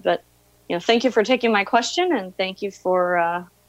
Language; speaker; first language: English; native; English